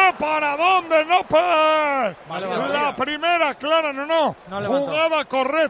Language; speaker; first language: Spanish; native; Spanish